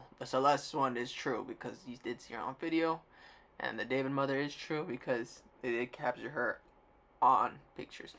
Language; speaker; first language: English; native; English